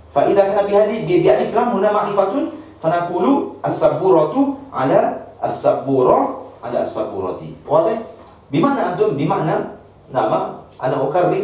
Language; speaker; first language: Arabic; non-native, fluent; Malay